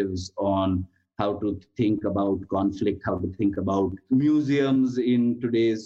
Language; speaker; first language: English; non-native, local second language; Gujarati